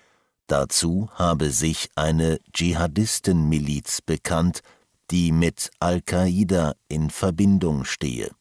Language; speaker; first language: German; native; German